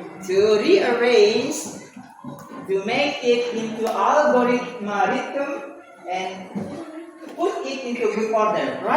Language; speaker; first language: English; non-native, learner; Indonesian